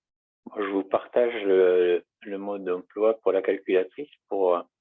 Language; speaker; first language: French; native; French